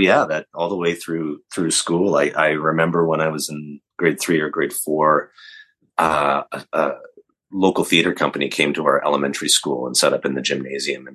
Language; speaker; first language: English; native; English